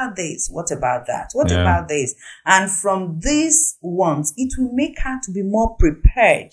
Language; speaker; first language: English; non-native, local second language; Igbo